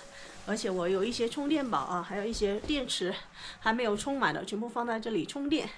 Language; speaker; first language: Chinese; native; Chinese